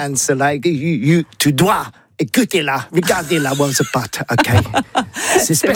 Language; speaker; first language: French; non-native, learner; English